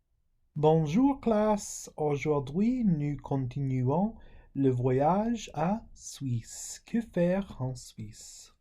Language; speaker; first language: French; non-native, fluent; English